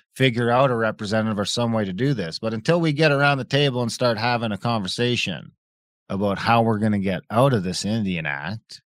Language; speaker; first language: English; native; English